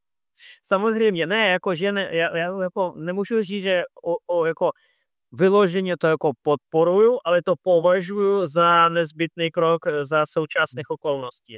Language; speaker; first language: Czech; non-native, fluent; Russian